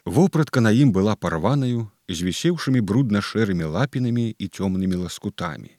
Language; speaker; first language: Belarusian; native; Belarusian